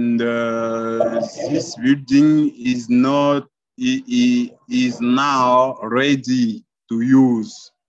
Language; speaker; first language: English; non-native, learner; French